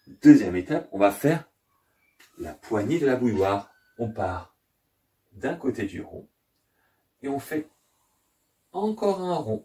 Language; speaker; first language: French; native; French